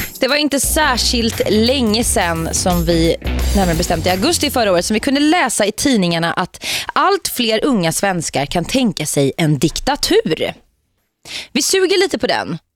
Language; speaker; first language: Swedish; native; Swedish